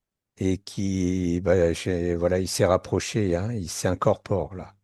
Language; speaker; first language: French; native; French